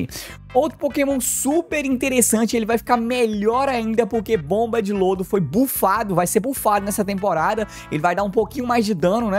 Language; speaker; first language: Portuguese; native; Portuguese